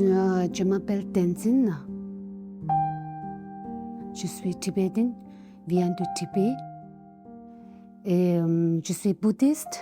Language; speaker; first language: French; non-native, learner; Tibetan